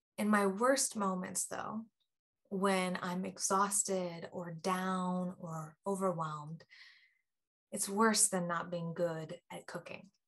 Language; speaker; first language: English; native; English